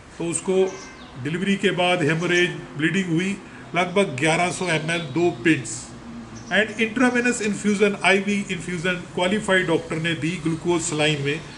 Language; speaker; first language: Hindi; non-native, local second language; Punjabi